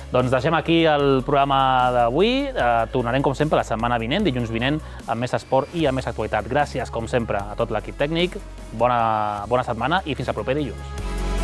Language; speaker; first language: Catalan; native; Catalan